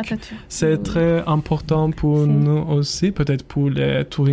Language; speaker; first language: French; non-native, learner; Turkish